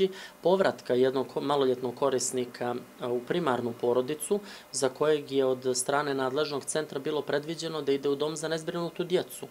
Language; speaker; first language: Serbian; native; Serbian